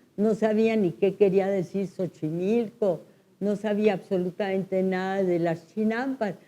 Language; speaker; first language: Spanish; early bilingual, other home language; French